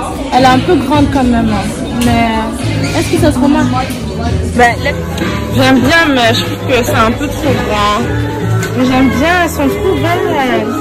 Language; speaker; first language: French; native; French